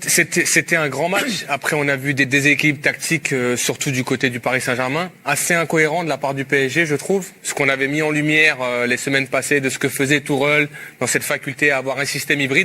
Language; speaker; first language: French; native; French